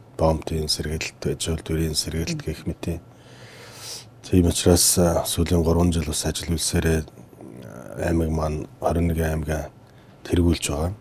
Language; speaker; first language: Mongolian; native; Mongolian